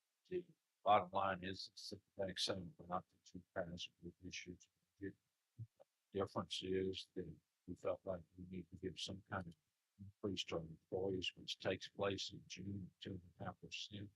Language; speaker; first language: English; native; English